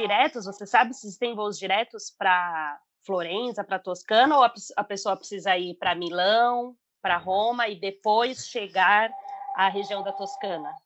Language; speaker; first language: Portuguese; non-native, learner; Spanish